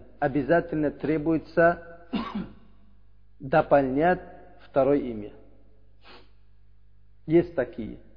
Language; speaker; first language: Russian; non-native, learner; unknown